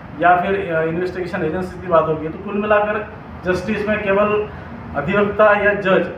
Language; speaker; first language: Hindi; non-native, local second language; Marathi